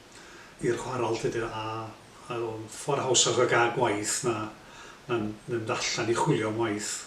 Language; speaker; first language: Welsh; native; Welsh